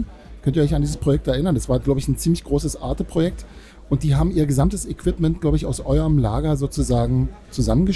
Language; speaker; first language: German; native; German